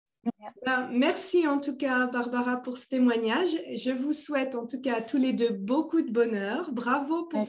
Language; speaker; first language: French; native; French